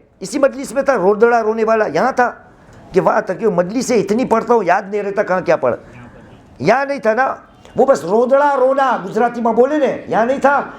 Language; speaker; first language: Urdu; non-native, local second language; Gujarati